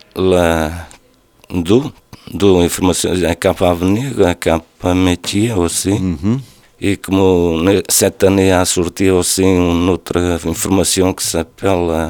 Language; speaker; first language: French; non-native, learner; Portuguese